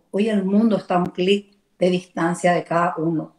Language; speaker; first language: Spanish; native; Spanish